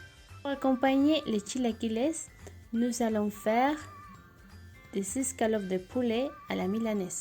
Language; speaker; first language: French; non-native, fluent; Spanish